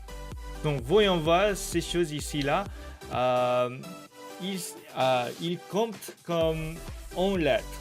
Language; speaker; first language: French; non-native, learner; Korean